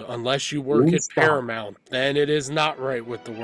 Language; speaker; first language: English; native; English